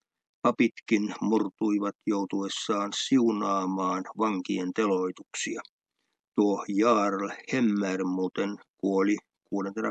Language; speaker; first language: Finnish; native; Finnish